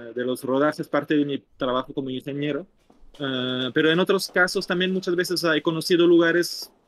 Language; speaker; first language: Spanish; non-native, fluent; French